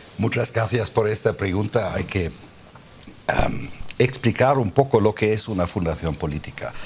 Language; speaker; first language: Spanish; non-native, fluent; German